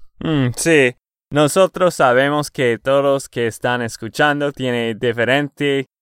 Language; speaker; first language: Spanish; non-native, learner; English